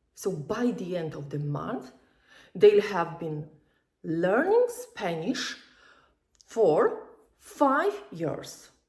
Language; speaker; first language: English; non-native, fluent; Polish